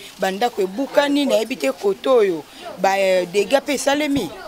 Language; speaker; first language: Lingala; native; Lingala